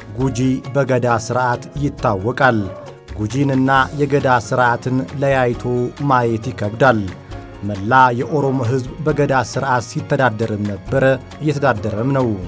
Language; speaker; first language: Amharic; non-native, local second language; Oromo